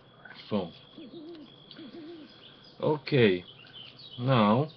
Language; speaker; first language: English; non-native, learner; Ukrainian